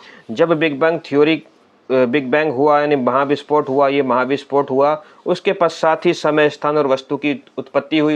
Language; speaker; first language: Hindi; native; Hindi